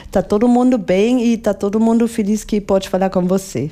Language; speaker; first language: Portuguese; non-native, fluent; German